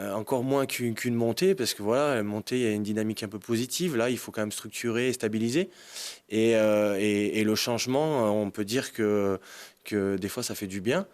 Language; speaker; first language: French; native; French